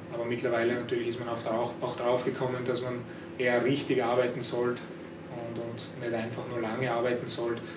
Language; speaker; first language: German; early bilingual, other home language; Croatian